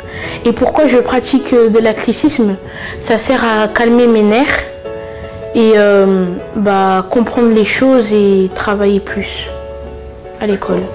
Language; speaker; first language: French; early bilingual, other home language; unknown